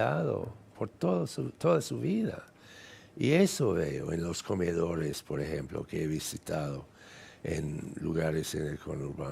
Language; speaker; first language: Spanish; non-native, fluent; English